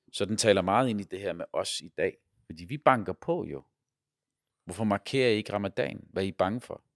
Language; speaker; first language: Danish; early bilingual, other home language; Arabic